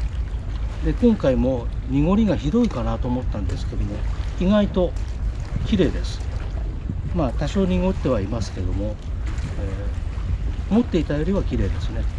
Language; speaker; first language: Japanese; native; Japanese